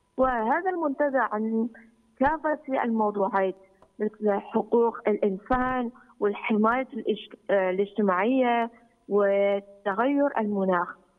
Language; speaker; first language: Arabic; non-native, fluent; Chinese